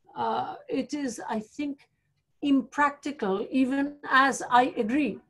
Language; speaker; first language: English; non-native, local second language; Bangla